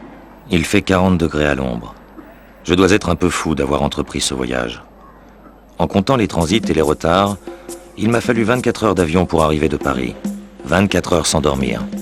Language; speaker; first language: French; native; French